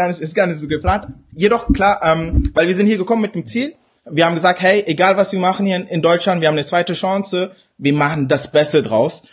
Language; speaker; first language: German; early bilingual, other home language; Urdu